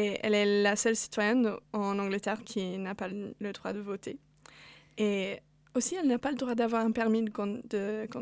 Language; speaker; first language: French; non-native, fluent; English